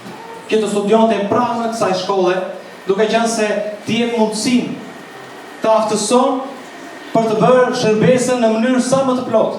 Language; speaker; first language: Albanian; native; Albanian